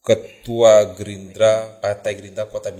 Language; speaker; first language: Indonesian; native; Indonesian